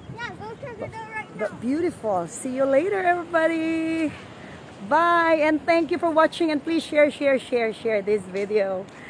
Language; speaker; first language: English; non-native, local second language; Filipino